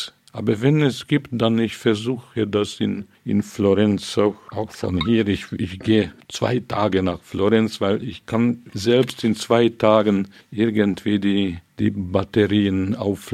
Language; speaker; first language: German; non-native, fluent; Hungarian